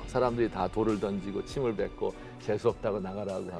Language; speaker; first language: Korean; native; Korean